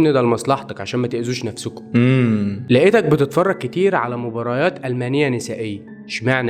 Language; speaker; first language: Arabic; native; Arabic